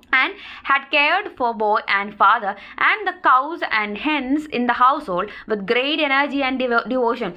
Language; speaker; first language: English; non-native, local second language; Malayalam